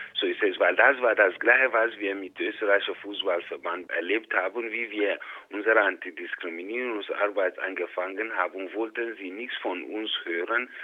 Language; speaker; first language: German; non-native, fluent; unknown